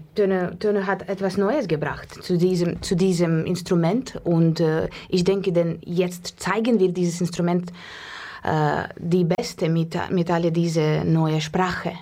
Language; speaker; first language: German; non-native, fluent; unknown